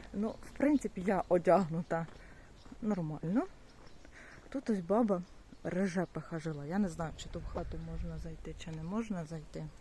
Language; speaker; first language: Ukrainian; native; Ukrainian